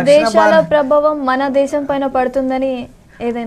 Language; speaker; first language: Telugu; native; Telugu